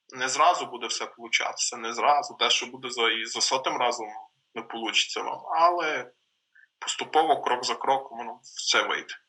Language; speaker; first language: Ukrainian; native; Ukrainian